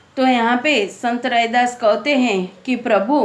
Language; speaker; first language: Hindi; non-native, local second language; Gujarati